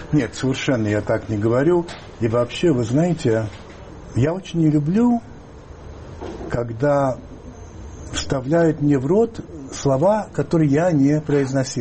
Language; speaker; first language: Russian; non-native, fluent; French